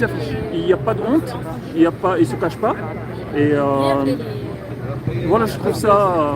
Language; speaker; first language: French; non-native, fluent; Arabic